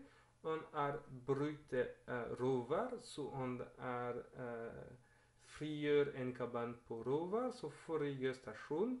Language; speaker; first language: Norwegian; non-native, learner; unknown